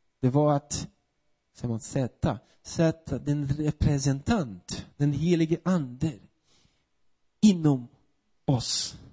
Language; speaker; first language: Swedish; non-native, fluent; Portuguese